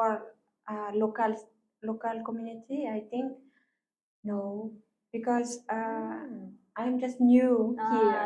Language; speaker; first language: English; non-native, learner; Malagasy